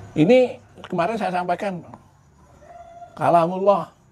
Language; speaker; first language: Indonesian; non-native, local second language; Javanese